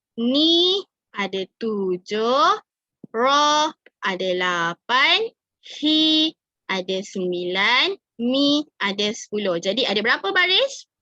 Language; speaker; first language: Malay; native; Malay